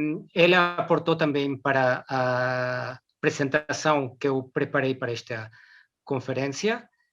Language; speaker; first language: Portuguese; non-native, learner; Spanish